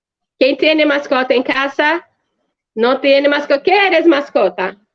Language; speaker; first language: Spanish; non-native, fluent; Portuguese